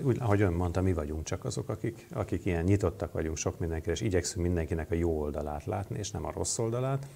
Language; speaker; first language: Hungarian; native; Hungarian